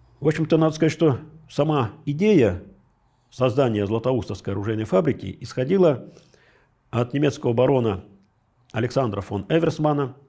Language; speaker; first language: Russian; native; Russian